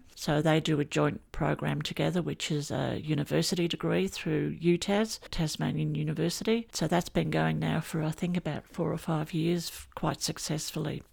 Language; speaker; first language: English; native; English